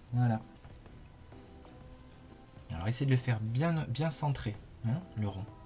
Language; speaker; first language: French; native; French